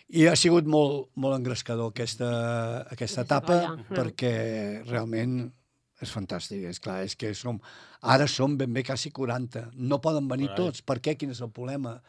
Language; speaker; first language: Catalan; native; Catalan